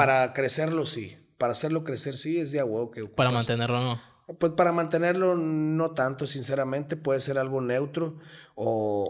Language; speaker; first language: Spanish; native; Spanish